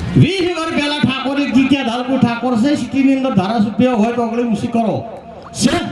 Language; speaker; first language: Gujarati; native; Gujarati